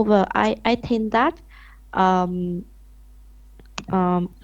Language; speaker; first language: English; non-native, learner; Vietnamese